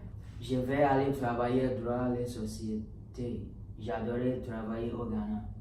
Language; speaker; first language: French; non-native, learner; English